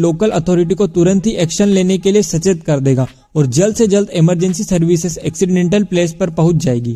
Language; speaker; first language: Hindi; native; Hindi